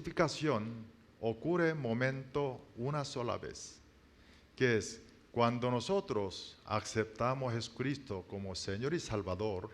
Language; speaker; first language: Spanish; non-native, learner; Korean